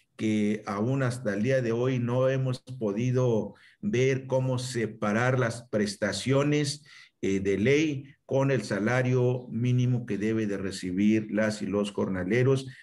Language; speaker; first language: Spanish; non-native, local second language; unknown